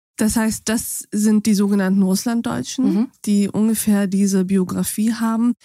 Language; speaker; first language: German; native; German